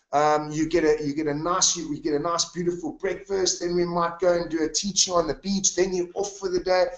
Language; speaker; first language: English; native; English